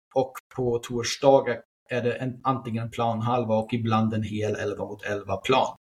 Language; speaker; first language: Swedish; non-native, fluent; German